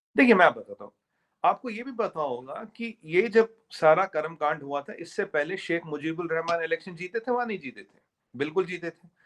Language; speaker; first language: Hindi; native; Hindi